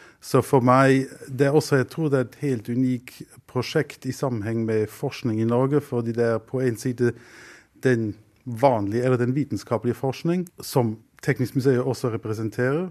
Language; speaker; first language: Norwegian; non-native, fluent; German